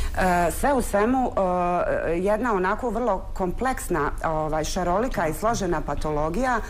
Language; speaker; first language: Bosnian; native; Bosnian